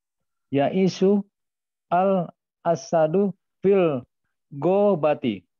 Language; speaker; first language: Arabic; non-native, learner; Indonesian